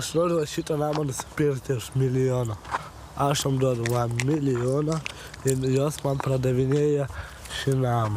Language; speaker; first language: Lithuanian; non-native, local second language; Romany